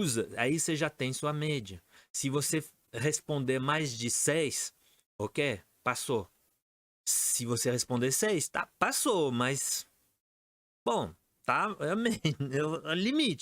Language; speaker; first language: Portuguese; non-native, fluent; French